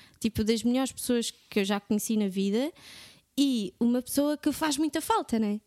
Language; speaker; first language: Portuguese; native; Portuguese